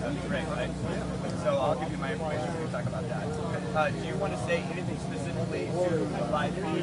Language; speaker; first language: English; native; English